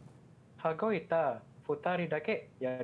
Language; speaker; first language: Japanese; non-native, learner; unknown